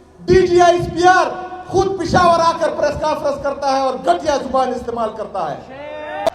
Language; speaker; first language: Urdu; non-native, local second language; Pashto